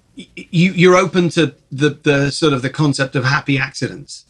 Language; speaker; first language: English; early bilingual, other home language; Czech